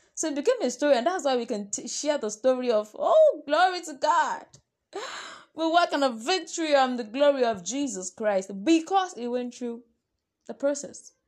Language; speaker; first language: English; non-native, local second language; Yoruba